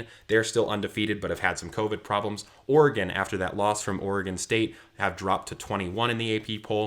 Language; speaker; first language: English; native; English